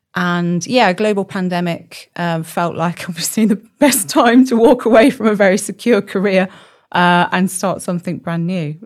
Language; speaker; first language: English; native; English